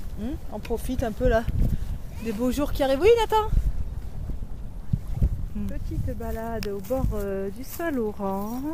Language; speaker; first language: French; native; French